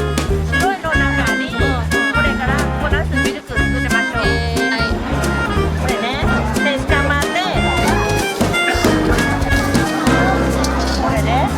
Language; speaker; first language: Japanese; non-native, learner; Thai